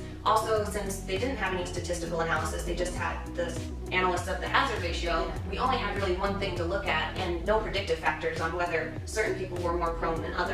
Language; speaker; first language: English; native; English